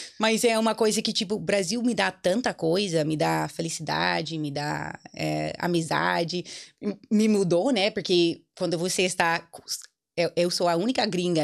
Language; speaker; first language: Portuguese; non-native, fluent; English